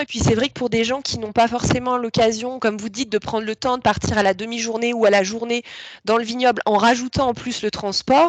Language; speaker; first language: French; native; French